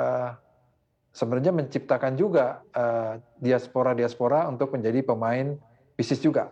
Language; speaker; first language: Indonesian; native; Indonesian